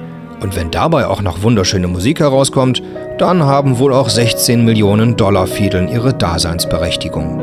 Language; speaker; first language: German; native; German